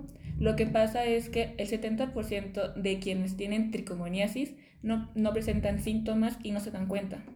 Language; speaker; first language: Spanish; native; Spanish